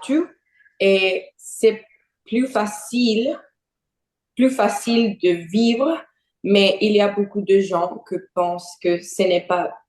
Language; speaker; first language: French; non-native, learner; Portuguese